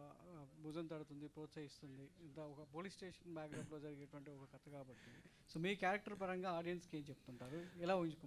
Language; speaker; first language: Telugu; native; Telugu